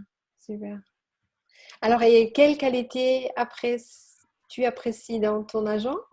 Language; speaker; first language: French; non-native, learner; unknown